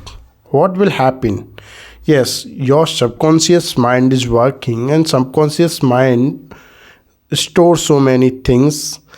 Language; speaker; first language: English; non-native, learner; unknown